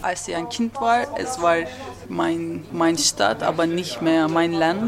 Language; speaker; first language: German; non-native, learner; Turkish